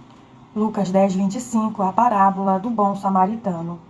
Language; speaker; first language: Portuguese; native; Portuguese